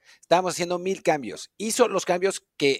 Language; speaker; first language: Spanish; native; Spanish